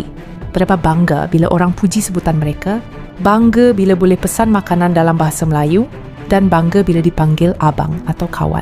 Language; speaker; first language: Malay; native; Malay